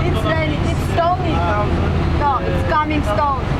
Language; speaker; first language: English; non-native, learner; Persian